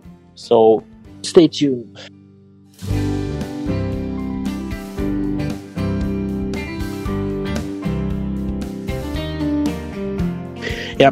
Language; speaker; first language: English; non-native, local second language; Chinese